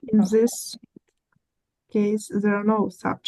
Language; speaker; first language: English; non-native, learner; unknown